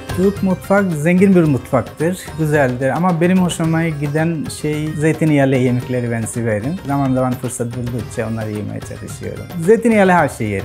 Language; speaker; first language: Turkish; non-native, fluent; Bangla